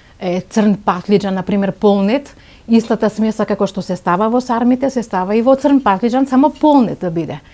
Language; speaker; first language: Macedonian; non-native, local second language; Romany